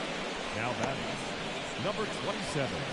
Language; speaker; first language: English; native; English